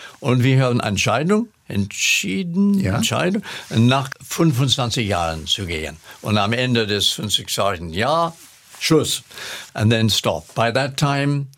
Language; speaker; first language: German; non-native, learner; English